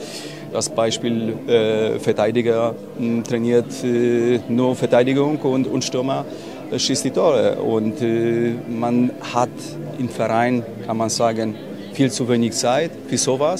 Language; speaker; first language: German; non-native, fluent; Polish